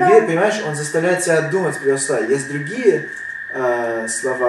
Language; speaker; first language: Russian; early bilingual, heritage; Russian